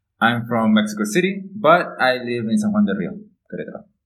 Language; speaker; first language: English; non-native, fluent; Spanish